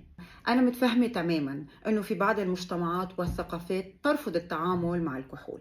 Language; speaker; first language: Arabic; native; Arabic